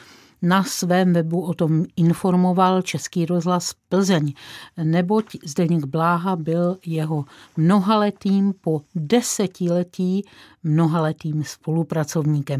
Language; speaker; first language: Czech; native; Czech